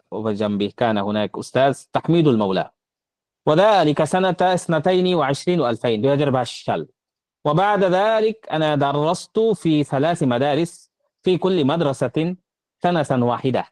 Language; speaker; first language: Arabic; non-native, fluent; Bangla